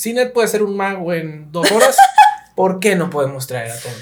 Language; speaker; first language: Spanish; native; Spanish